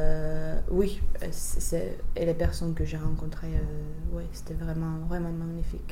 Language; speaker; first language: French; non-native, fluent; Finnish